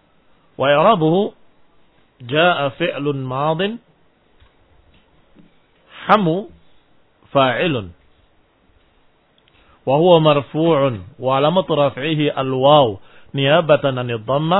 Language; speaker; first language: Arabic; non-native, fluent; Indonesian